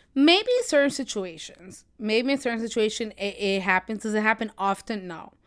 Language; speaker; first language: English; native; English